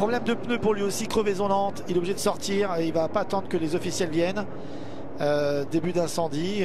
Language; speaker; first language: French; native; French